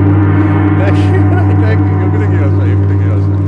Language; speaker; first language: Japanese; non-native, local second language; English